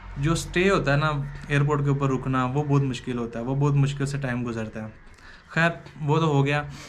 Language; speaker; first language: Urdu; non-native, local second language; Punjabi